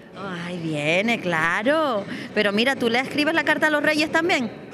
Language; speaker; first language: Spanish; native; Spanish